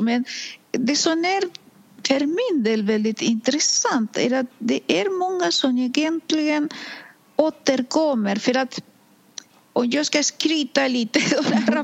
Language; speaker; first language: Swedish; non-native, fluent; Spanish